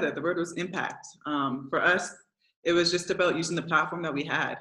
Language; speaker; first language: English; native; English